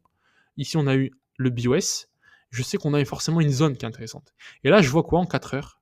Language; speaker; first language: French; native; French